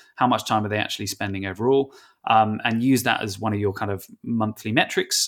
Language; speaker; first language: English; native; English